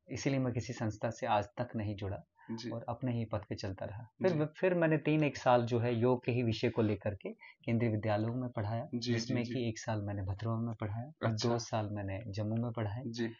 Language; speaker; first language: Hindi; non-native, local second language; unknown